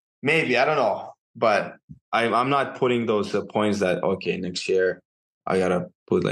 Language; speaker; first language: English; non-native, fluent; Russian